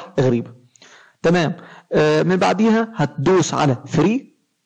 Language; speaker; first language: Arabic; native; Arabic